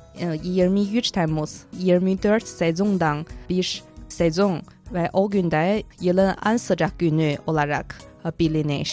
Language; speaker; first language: Turkish; non-native, fluent; Chinese